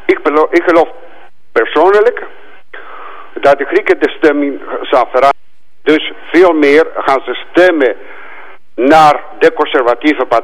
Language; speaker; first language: Dutch; non-native, fluent; Greek